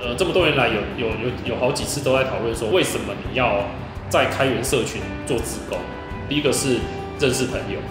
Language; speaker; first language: Chinese; native; Chinese